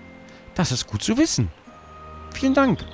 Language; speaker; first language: German; native; German